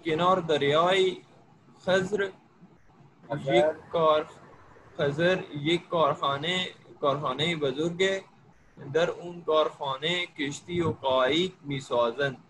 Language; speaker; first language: Persian; non-native, learner; Urdu